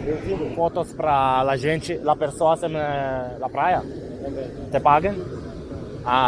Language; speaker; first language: Portuguese; non-native, learner; Hebrew